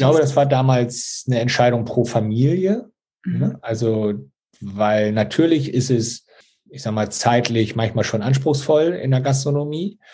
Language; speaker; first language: German; native; German